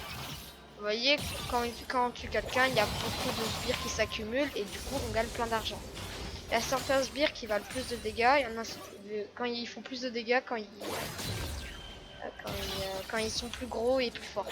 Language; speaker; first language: French; native; French